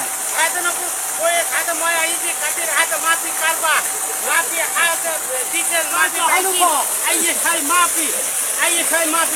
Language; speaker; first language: Arabic; non-native, learner; Bangla